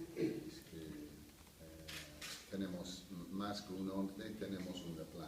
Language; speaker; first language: Spanish; non-native, fluent; English